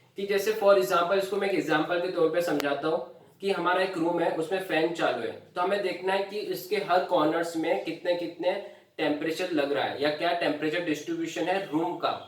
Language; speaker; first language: Hindi; non-native, local second language; Marathi